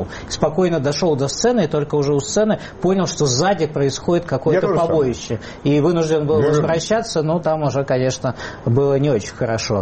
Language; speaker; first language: Russian; native; Russian